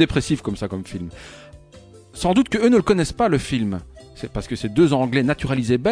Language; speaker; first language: French; native; French